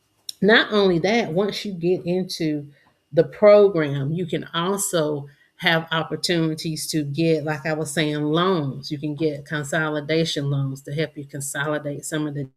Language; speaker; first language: English; native; English